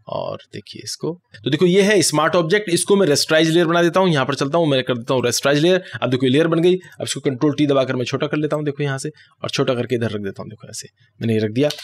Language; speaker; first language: Hindi; native; Hindi